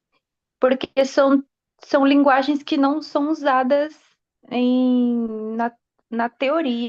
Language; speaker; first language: Portuguese; non-native, fluent; Spanish